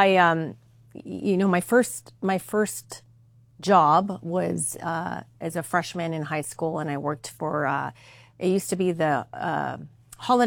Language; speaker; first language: English; early bilingual, other home language; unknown